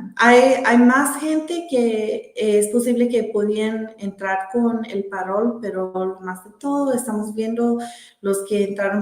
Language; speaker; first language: Spanish; early bilingual, heritage; Spanish